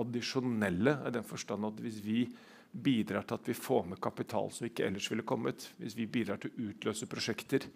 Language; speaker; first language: Norwegian; native; Norwegian